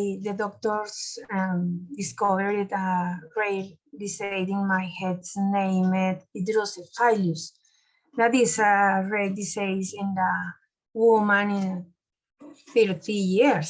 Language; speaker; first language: English; non-native, learner; Spanish